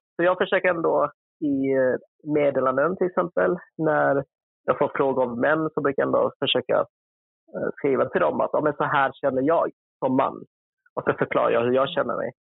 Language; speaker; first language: Swedish; early bilingual, other home language; Vietnamese